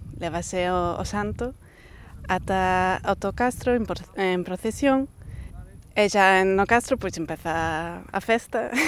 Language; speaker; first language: Galician; non-native, fluent; English